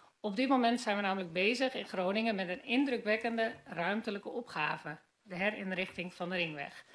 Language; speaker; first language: Dutch; native; Dutch